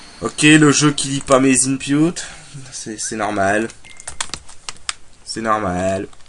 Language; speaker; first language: French; native; French